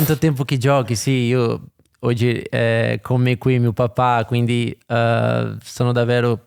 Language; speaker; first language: Italian; non-native, fluent; Portuguese